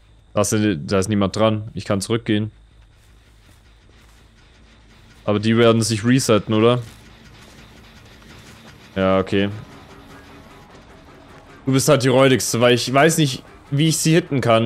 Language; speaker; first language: German; native; German